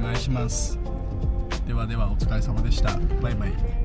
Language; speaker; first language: Japanese; native; Japanese